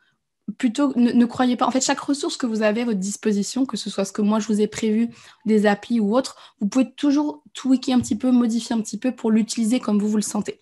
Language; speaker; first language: French; native; French